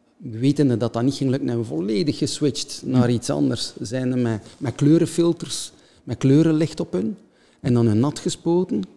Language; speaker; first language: Dutch; native; Dutch